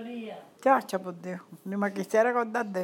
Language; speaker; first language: Spanish; native; Spanish